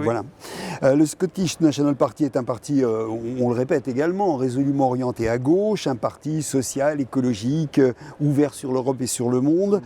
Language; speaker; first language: French; native; French